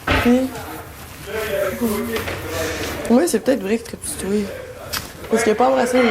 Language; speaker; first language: French; native; French